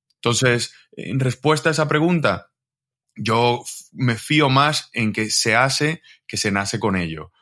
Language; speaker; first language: Spanish; native; Spanish